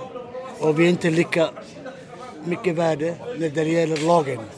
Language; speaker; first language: Swedish; non-native, learner; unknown